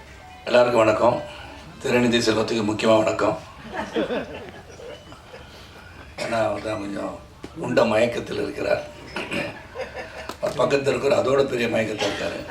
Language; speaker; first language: Tamil; native; Tamil